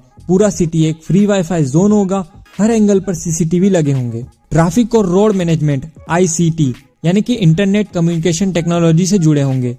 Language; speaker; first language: Hindi; native; Hindi